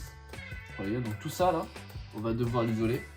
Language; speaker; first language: French; native; French